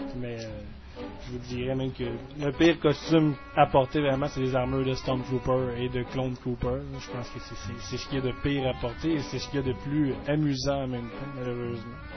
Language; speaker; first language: French; native; French